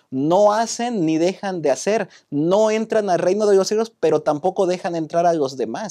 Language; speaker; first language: Spanish; native; Spanish